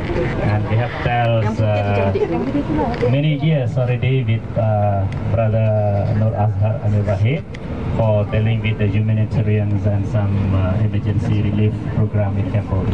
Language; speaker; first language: English; non-native, local second language; Khmer